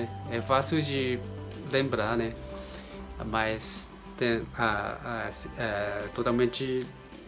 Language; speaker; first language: Portuguese; non-native, learner; Japanese